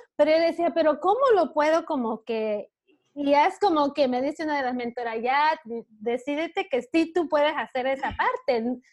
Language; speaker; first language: Spanish; native; Spanish